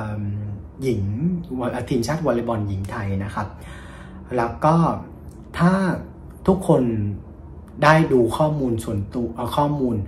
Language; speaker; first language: Thai; non-native, fluent; Vietnamese